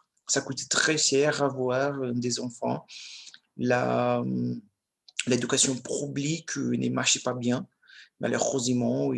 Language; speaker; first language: French; non-native, learner; Portuguese